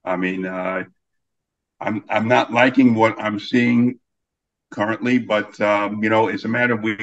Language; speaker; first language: English; native; English